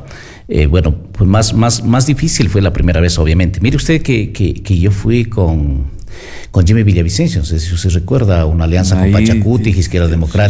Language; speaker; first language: Spanish; native; Spanish